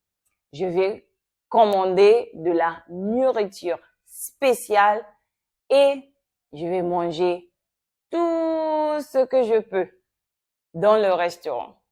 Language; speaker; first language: French; non-native, fluent; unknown